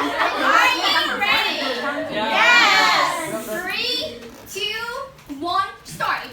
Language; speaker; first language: English; non-native, learner; Vietnamese